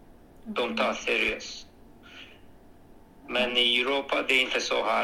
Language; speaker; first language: Swedish; non-native, fluent; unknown